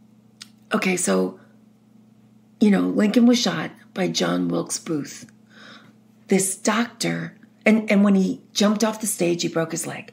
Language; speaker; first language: English; native; English